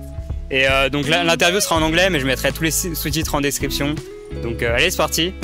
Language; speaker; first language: French; native; French